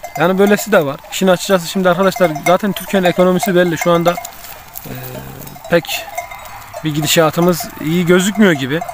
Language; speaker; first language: Turkish; native; Turkish